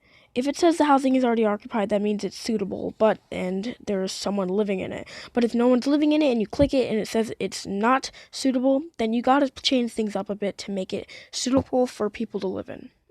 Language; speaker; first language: English; native; English